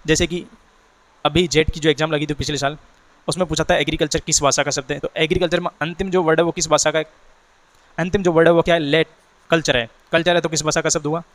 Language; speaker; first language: Hindi; native; Hindi